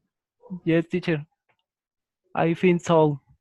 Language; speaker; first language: English; non-native, learner; Spanish